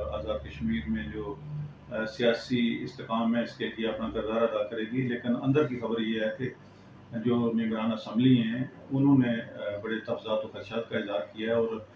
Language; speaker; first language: Urdu; non-native, local second language; Pahari-Potwari